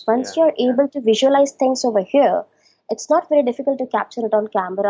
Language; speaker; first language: English; non-native, local second language; Hindi